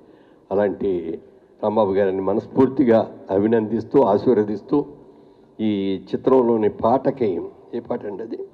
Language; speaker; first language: Telugu; native; Telugu